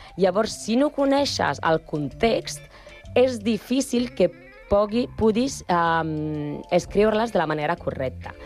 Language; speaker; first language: Catalan; non-native, learner; Spanish